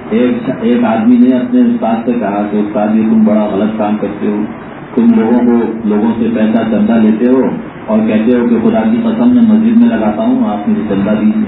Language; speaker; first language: Urdu; native; Urdu